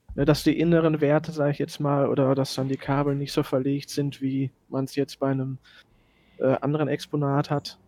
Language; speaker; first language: German; native; German